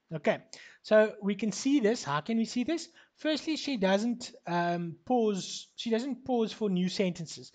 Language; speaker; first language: English; non-native, local second language; Afrikaans